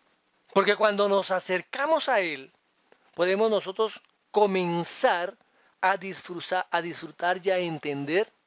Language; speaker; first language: Spanish; native; Spanish